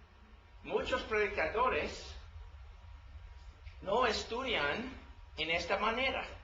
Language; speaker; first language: Spanish; non-native, learner; English